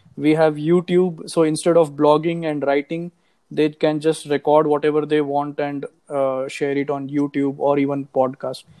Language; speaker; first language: English; non-native, local second language; Hindi